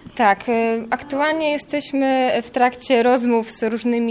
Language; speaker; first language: Polish; native; Polish